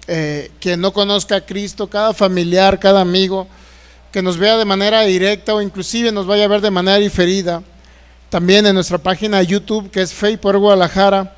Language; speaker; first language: Spanish; native; Spanish